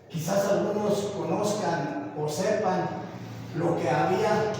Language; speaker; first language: Spanish; native; Spanish